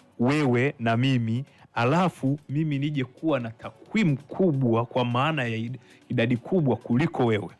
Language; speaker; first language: Swahili; native; Swahili